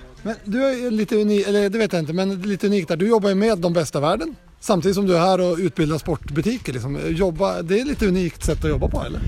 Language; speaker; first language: Swedish; native; Swedish